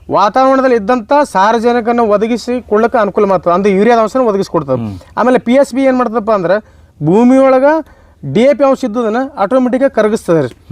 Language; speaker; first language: Kannada; non-native, local second language; Marathi